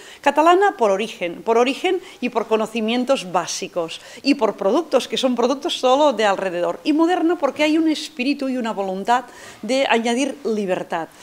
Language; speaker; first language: Spanish; non-native, local second language; Catalan